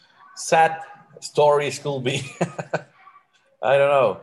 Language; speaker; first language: English; non-native, learner; Spanish